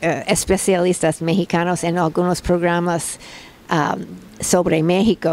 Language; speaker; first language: Spanish; non-native, fluent; English